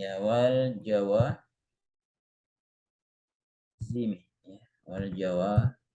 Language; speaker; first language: Arabic; non-native, fluent; Indonesian